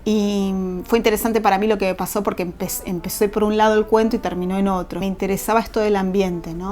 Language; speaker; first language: Spanish; native; Spanish